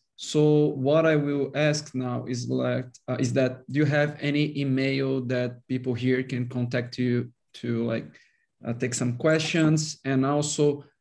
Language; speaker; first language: English; non-native, fluent; Portuguese